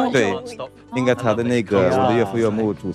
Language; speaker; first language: Chinese; non-native, fluent; Swedish